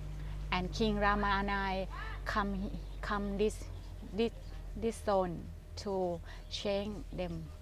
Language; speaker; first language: English; non-native, learner; Thai